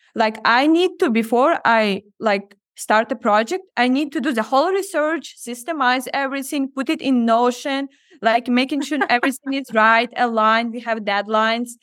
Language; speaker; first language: English; non-native, fluent; Ukrainian